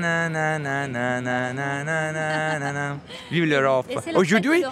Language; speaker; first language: French; non-native, learner; Italian